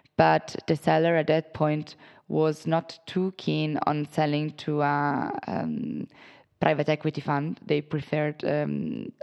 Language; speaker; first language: English; non-native, fluent; Italian